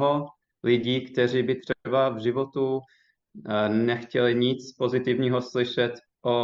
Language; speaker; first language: Czech; non-native, fluent; English